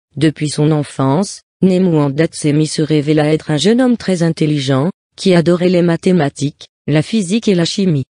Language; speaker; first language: French; non-native, local second language; Lingala